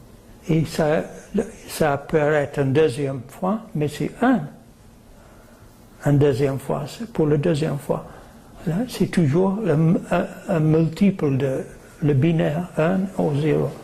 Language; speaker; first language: French; non-native, fluent; English